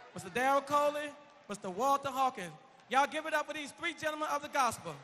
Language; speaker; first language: English; native; English